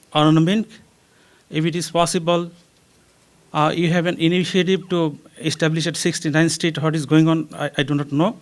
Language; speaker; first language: English; non-native, local second language; Bangla